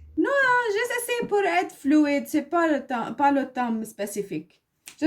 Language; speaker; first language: French; non-native, learner; Arabic